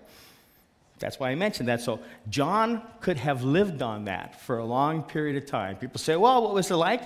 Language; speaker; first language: English; native; English